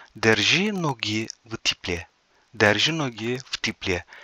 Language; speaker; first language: Russian; non-native, fluent; Turkish